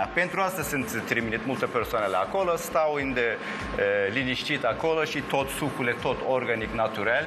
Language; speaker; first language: Romanian; non-native, learner; Turkish